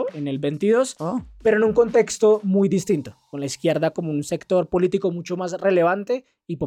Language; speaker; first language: Spanish; native; Spanish